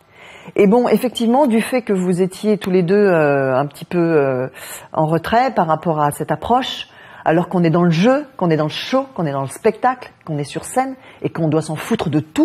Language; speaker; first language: French; native; French